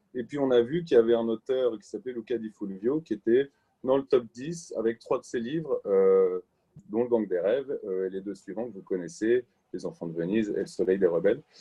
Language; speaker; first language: French; native; French